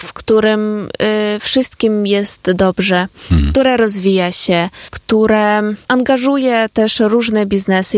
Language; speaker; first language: Polish; non-native, fluent; Ukrainian